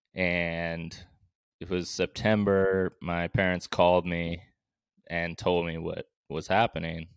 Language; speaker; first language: English; native; English